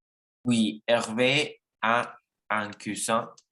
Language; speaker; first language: French; non-native, learner; Spanish